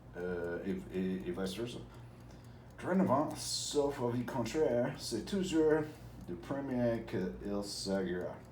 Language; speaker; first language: French; non-native, learner; English